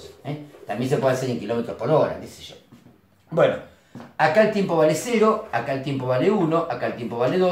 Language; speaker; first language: Spanish; native; Spanish